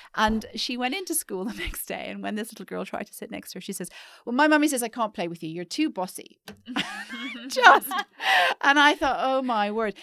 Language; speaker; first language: English; native; English